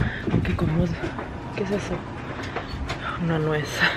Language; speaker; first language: Spanish; early bilingual, heritage; Spanish